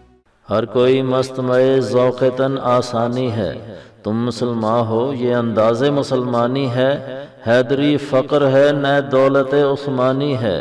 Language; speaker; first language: Urdu; native; Urdu